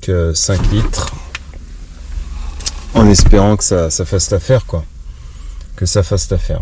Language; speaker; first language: French; native; French